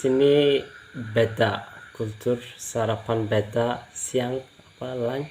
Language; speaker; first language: Indonesian; non-native, learner; Turkish